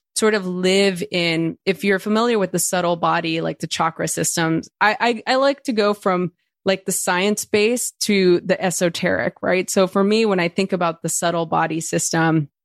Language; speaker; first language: English; early bilingual, other home language; Spanish